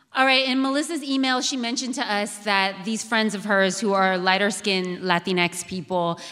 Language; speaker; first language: English; native; English